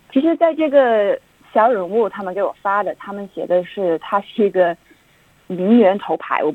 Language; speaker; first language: Chinese; non-native, fluent; English